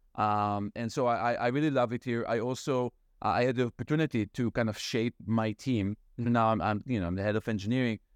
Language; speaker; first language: English; non-native, fluent; Hebrew